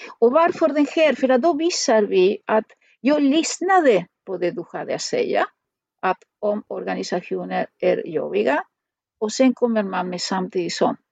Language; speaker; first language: Swedish; non-native, fluent; Spanish